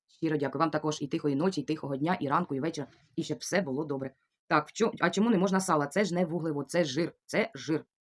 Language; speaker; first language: Ukrainian; non-native, local second language; Russian